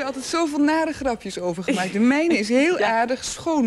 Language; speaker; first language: Dutch; native; Dutch